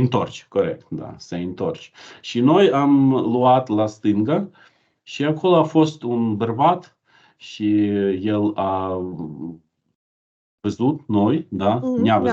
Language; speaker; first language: Romanian; non-native, learner; Ukrainian